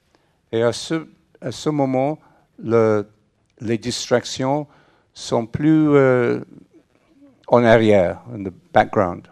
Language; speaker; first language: French; non-native, fluent; English